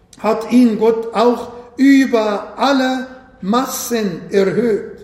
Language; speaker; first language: German; non-native, fluent; Arabic